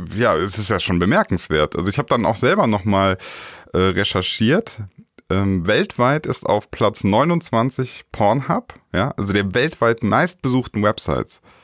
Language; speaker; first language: German; native; German